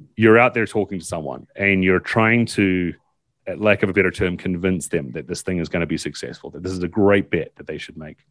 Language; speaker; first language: English; native; English